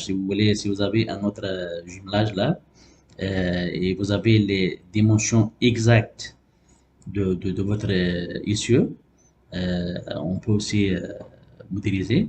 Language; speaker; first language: French; non-native, local second language; Arabic